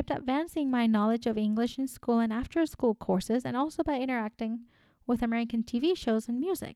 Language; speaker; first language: English; non-native, fluent; Spanish